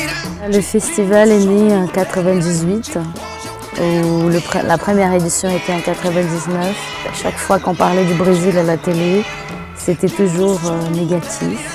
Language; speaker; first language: French; non-native, fluent; Portuguese